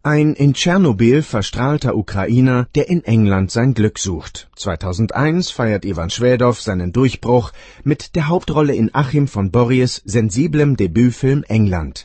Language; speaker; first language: German; native; German